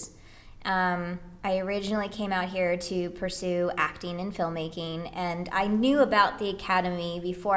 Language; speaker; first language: English; native; English